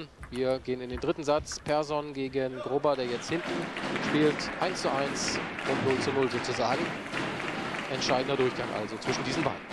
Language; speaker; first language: German; native; German